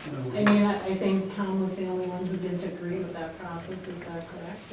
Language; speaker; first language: English; native; English